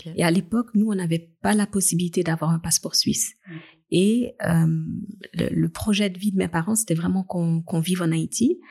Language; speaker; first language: French; native; French